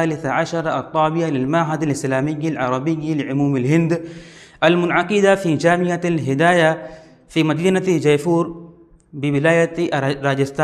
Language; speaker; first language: Arabic; non-native, fluent; Urdu